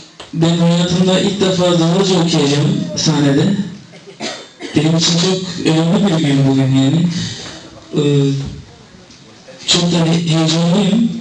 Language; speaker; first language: Turkish; early bilingual, heritage; Turkish